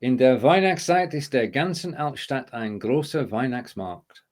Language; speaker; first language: German; non-native, learner; English